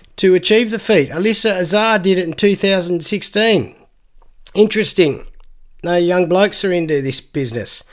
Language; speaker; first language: English; native; English